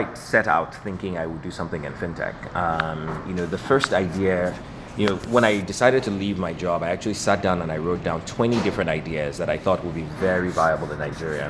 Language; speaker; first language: English; non-native, local second language; Yoruba